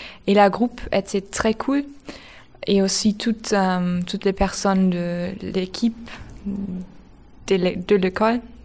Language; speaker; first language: French; non-native, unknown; German